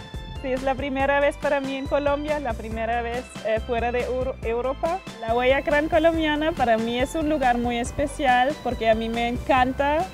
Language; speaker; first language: Spanish; non-native, fluent; German